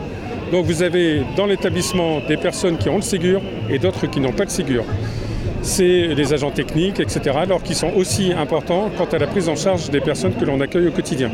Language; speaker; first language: French; native; French